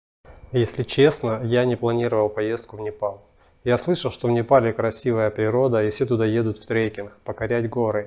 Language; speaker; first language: Russian; native; Russian